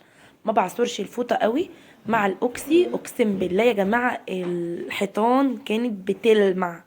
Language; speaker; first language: Arabic; native; Arabic